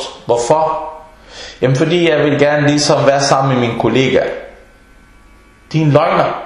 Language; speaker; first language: Danish; early bilingual, other home language; Arabic